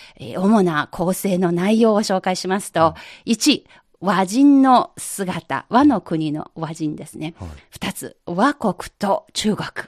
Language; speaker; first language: Japanese; non-native, fluent; Chinese